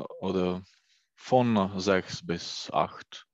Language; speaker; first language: German; non-native, learner; Czech